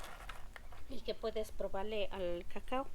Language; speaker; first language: Spanish; native; Spanish